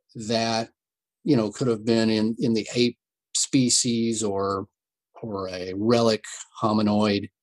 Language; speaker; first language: English; native; English